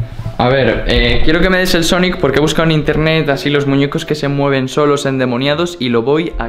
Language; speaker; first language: Spanish; native; Spanish